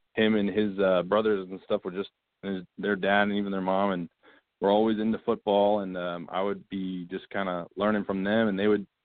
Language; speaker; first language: English; native; English